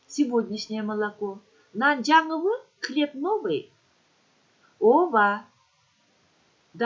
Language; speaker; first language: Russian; non-native, local second language; Kyrgyz